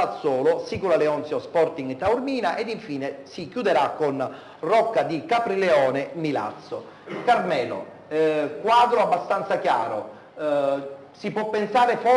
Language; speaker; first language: Italian; native; Italian